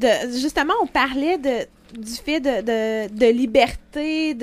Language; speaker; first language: French; native; French